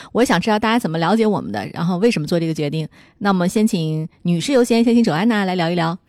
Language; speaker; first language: Chinese; native; Chinese